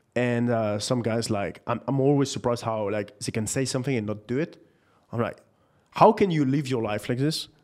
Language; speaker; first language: English; non-native, fluent; French